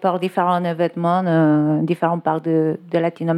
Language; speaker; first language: French; non-native, learner; Spanish